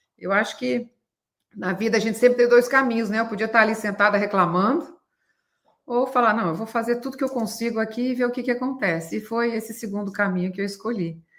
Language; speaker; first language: Portuguese; native; Portuguese